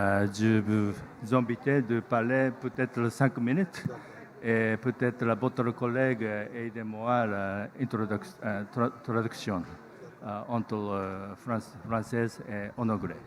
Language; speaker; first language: French; non-native, learner; Japanese